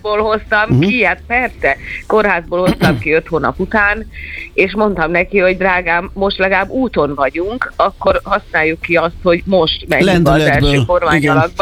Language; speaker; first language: Hungarian; native; Hungarian